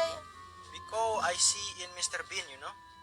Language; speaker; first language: English; non-native, learner; Indonesian